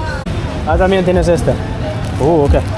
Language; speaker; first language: Spanish; non-native, learner; English